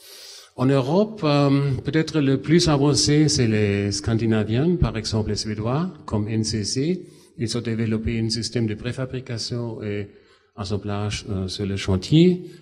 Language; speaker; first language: French; non-native, fluent; German